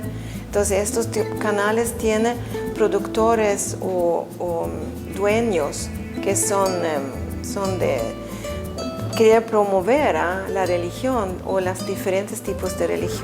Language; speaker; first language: Spanish; non-native, fluent; Swedish